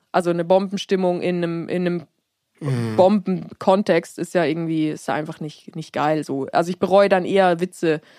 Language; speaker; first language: German; native; German